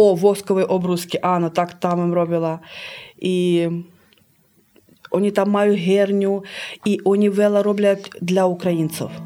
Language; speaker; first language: Ukrainian; early bilingual, heritage; Slovak